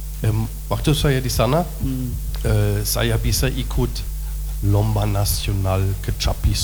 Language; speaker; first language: Indonesian; non-native, learner; German